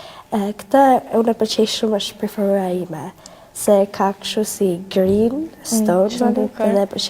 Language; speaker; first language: Albanian; early bilingual, heritage; Albanian